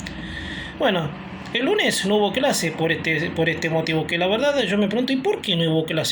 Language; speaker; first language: Spanish; native; Spanish